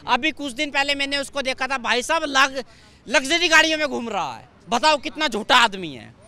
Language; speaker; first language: Hindi; native; Hindi